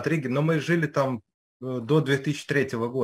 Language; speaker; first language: Russian; native; Russian